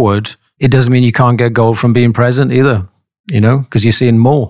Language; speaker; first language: English; native; English